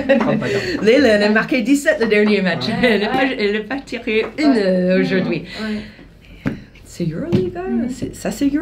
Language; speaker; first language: French; non-native, fluent; English